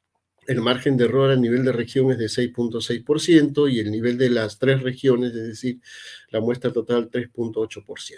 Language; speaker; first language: Spanish; native; Spanish